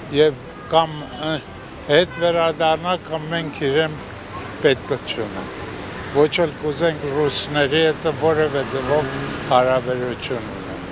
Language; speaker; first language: Armenian; native; Armenian